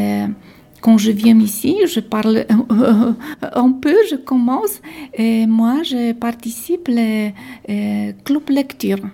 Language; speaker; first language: French; non-native, learner; Polish